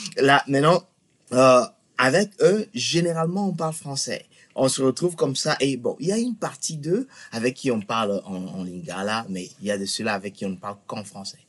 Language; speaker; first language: French; non-native, local second language; Lingala